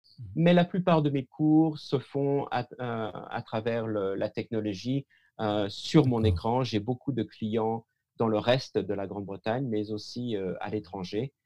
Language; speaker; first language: French; native; French